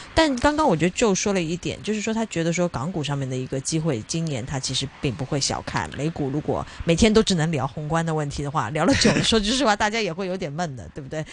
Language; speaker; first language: Chinese; non-native, local second language; Cantonese